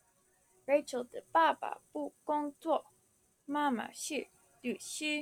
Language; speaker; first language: Chinese; non-native, learner; English